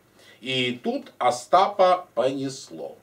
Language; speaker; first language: Russian; native; Russian